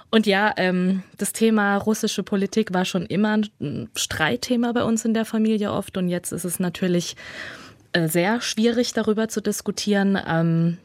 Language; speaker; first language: German; early bilingual, other home language; Russian